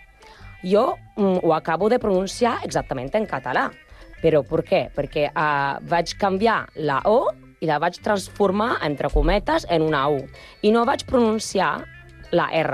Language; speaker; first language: Catalan; non-native, learner; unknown